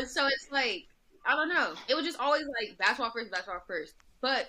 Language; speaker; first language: English; native; English